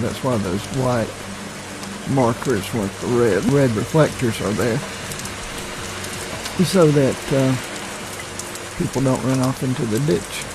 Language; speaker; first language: English; native; English